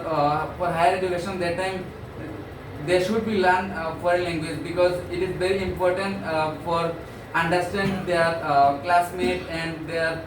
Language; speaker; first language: English; non-native, learner; Bangla